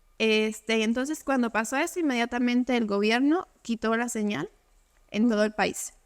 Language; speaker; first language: Spanish; native; Spanish